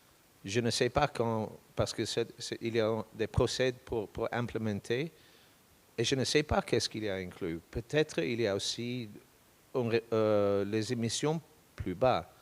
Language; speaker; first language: French; non-native, fluent; English